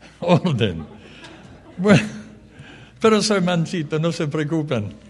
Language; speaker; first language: Spanish; early bilingual, other home language; German